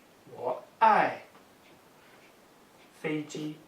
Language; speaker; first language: Chinese; non-native, fluent; English